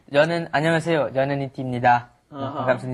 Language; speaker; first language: Korean; non-native, learner; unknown